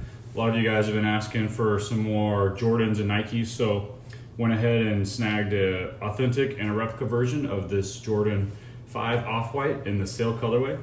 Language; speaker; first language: English; native; English